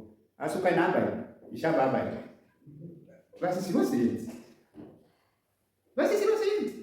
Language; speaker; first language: German; non-native, learner; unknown